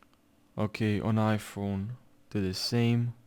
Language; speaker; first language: English; non-native, fluent; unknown